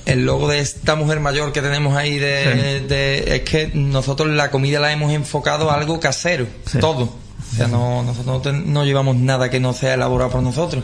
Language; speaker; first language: Spanish; native; Spanish